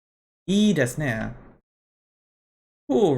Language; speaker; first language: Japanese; non-native, learner; English